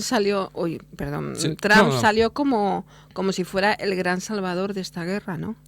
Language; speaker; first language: Spanish; native; Spanish